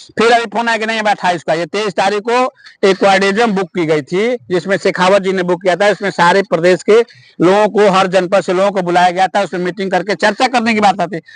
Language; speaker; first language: Hindi; native; Hindi